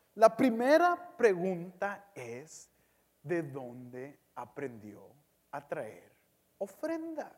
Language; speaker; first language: Spanish; early bilingual, heritage; Spanish